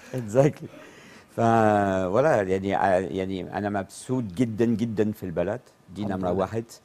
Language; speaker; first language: Arabic; non-native, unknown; French